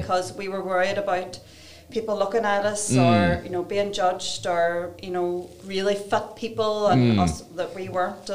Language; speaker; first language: English; native; English